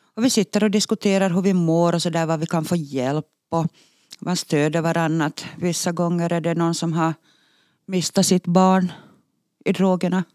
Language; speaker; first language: Swedish; native; Swedish